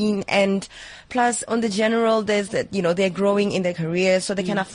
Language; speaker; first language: English; non-native, local second language; Zulu